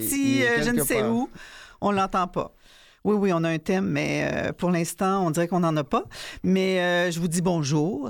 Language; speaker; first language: French; native; French